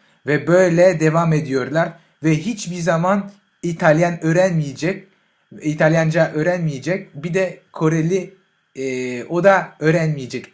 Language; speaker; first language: Turkish; non-native, learner; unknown